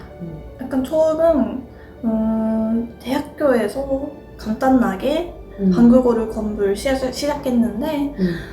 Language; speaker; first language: Korean; non-native, learner; Japanese